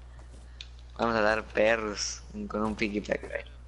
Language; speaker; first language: Spanish; early bilingual, heritage; Spanish